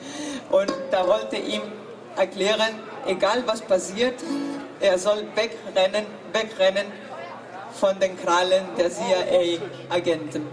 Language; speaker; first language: German; non-native, fluent; Spanish